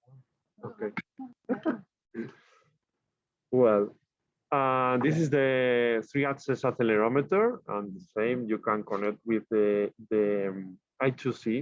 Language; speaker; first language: English; non-native, learner; Spanish